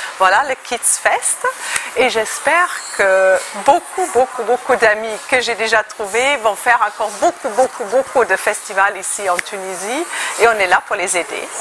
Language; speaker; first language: French; non-native, fluent; German